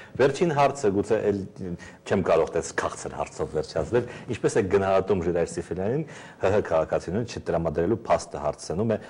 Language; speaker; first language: Armenian; native; Armenian